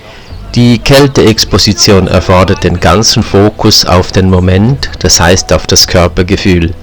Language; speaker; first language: German; native; German